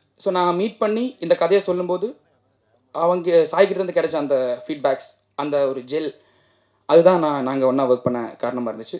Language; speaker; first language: Tamil; non-native, local second language; Malayalam